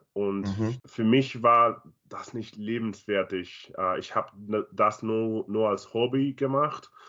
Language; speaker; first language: German; non-native, learner; Spanish